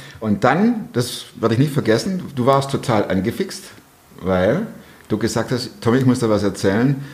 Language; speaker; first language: German; native; German